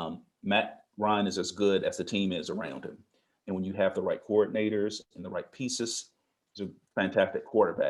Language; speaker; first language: English; native; English